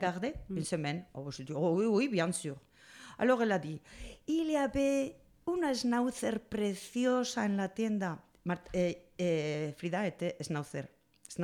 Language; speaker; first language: French; non-native, learner; Spanish